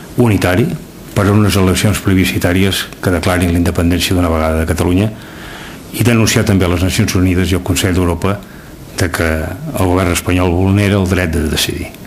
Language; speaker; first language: Catalan; native; Catalan